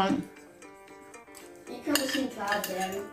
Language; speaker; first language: Dutch; early bilingual, other home language; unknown